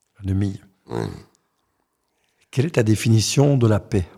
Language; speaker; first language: French; native; French